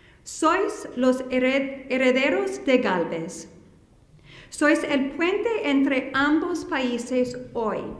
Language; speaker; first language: Spanish; non-native, fluent; English